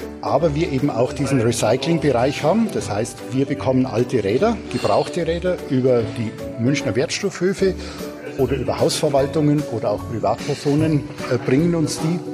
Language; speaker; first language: German; native; German